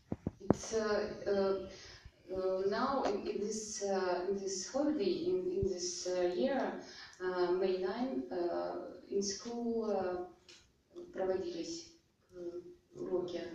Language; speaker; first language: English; non-native, learner; Russian